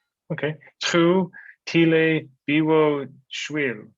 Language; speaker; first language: Polish; non-native, learner; English